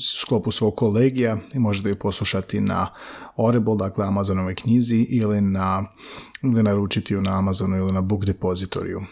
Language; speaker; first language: Croatian; native; Croatian